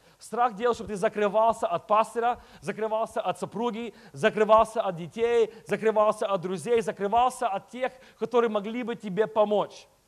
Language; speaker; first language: Russian; early bilingual, heritage; Russian